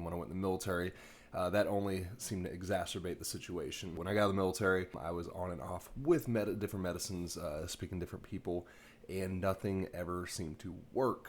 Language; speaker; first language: English; native; English